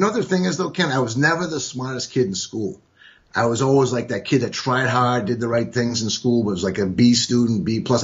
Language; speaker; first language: English; native; English